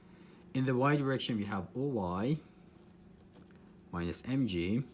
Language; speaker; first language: English; non-native, fluent; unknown